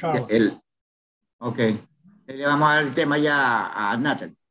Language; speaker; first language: Spanish; native; Spanish